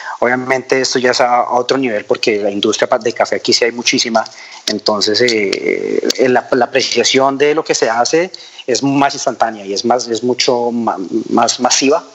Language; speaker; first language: Spanish; native; Spanish